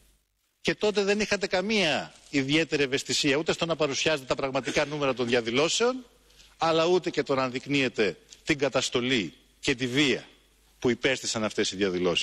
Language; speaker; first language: Greek; native; Greek